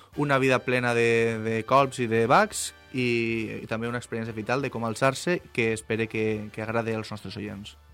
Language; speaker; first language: Catalan; native; Catalan